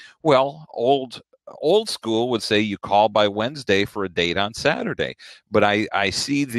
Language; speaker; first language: English; native; English